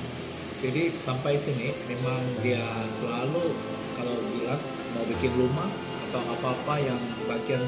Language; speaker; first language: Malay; non-native, local second language; Hakka Chinese